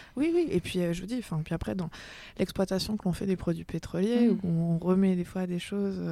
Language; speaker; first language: French; native; French